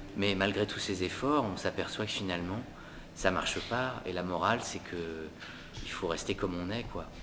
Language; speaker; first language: French; native; French